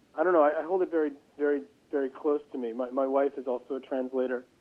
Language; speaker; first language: English; native; English